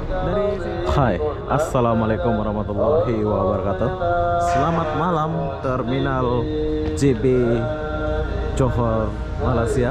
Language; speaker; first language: Indonesian; native; Indonesian